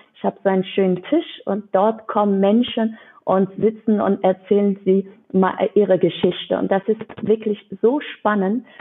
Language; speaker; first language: German; non-native, fluent; Persian